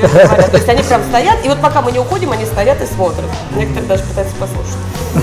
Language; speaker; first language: Russian; native; Russian